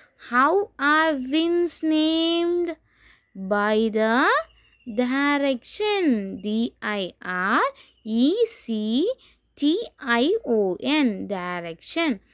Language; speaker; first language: English; non-native, local second language; Tamil